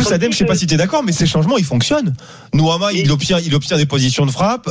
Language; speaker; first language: French; native; French